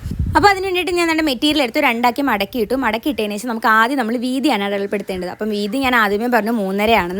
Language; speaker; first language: Malayalam; native; Malayalam